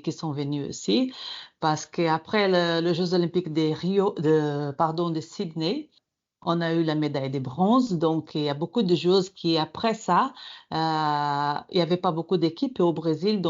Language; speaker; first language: French; non-native, fluent; Portuguese